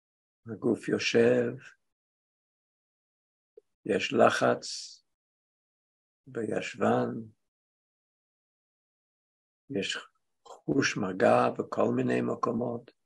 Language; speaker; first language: Hebrew; non-native, fluent; English